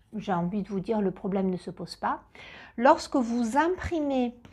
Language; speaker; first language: French; native; French